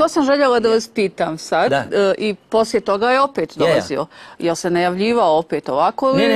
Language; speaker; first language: Serbian; native; Serbian